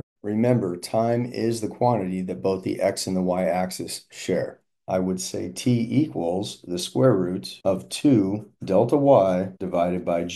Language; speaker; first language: English; native; English